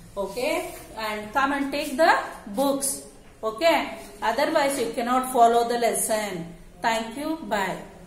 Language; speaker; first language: English; non-native, local second language; Kannada